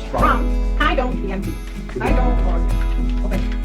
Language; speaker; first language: English; non-native, learner; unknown